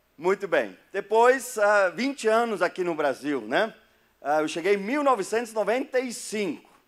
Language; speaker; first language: Portuguese; non-native, fluent; German